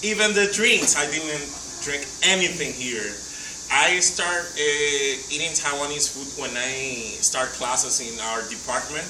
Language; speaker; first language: English; non-native, fluent; Spanish